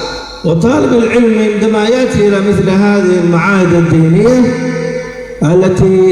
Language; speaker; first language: Arabic; native; Arabic